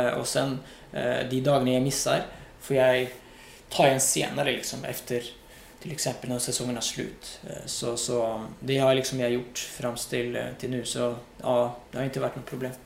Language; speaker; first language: Swedish; non-native, fluent; Riffian